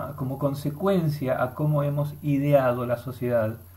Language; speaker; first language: Spanish; early bilingual, heritage; Spanish